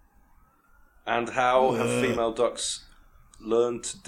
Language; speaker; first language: English; native; English